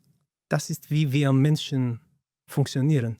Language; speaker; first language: German; non-native, fluent; Greek